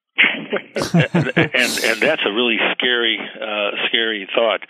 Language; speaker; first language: English; early bilingual, heritage; Spanish